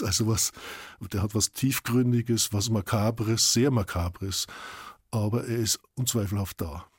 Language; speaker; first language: German; native; German